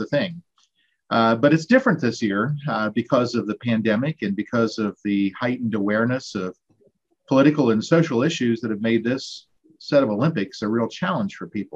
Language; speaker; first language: English; native; English